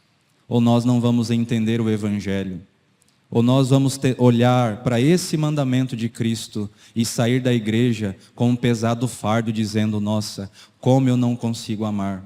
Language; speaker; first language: Portuguese; native; Portuguese